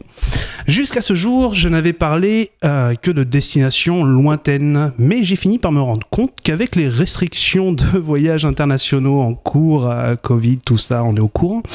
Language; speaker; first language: French; native; French